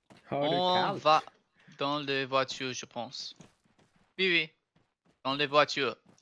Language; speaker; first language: French; non-native, learner; English